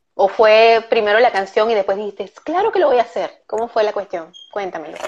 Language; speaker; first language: Spanish; native; Spanish